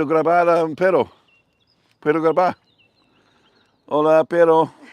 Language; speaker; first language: Spanish; non-native, learner; English